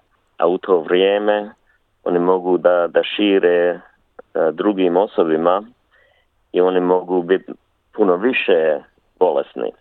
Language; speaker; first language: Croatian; early bilingual, heritage; Bosnian